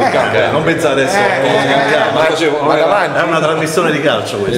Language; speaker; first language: Italian; native; Italian